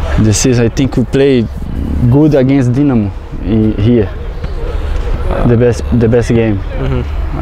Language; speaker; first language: English; non-native, learner; Portuguese